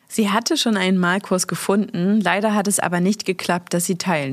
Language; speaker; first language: German; native; German